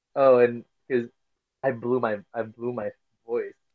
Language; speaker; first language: English; non-native, local second language; Filipino